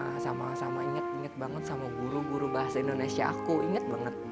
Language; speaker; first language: Indonesian; native; Indonesian